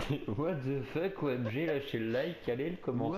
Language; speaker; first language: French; native; French